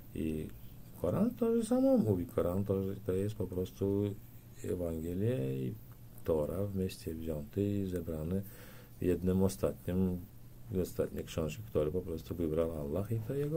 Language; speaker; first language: Polish; non-native, learner; Turkmen